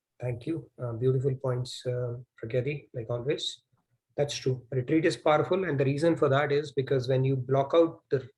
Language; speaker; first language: English; non-native, local second language; Hindi